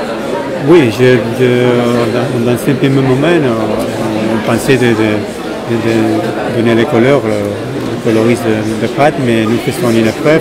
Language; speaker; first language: French; non-native, fluent; Spanish